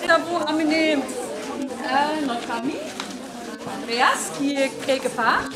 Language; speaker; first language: French; non-native, fluent; German